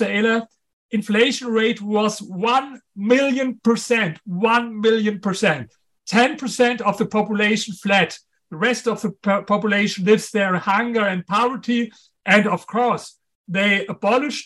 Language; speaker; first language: English; non-native, fluent; German